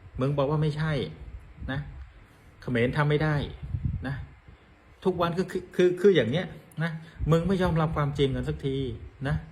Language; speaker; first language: Thai; non-native, fluent; Khmer